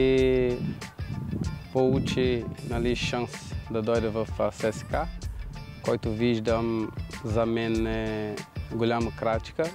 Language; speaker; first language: Bulgarian; non-native, learner; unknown